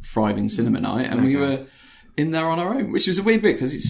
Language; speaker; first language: English; native; English